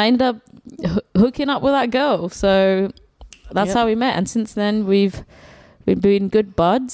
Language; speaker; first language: English; native; English